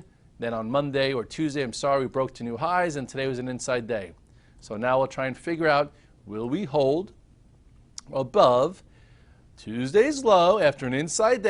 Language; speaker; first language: English; native; English